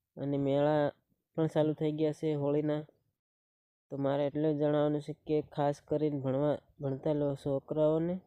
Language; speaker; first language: Gujarati; non-native, local second language; Bhili